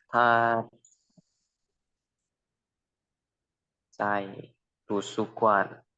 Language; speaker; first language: Chinese; non-native, learner; Indonesian